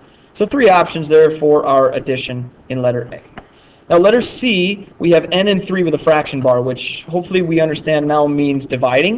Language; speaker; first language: English; native; English